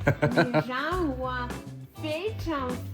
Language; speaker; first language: Chinese; non-native, learner; Russian